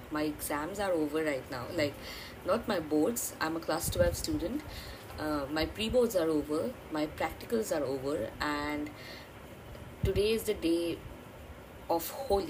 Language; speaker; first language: English; non-native, local second language; Bangla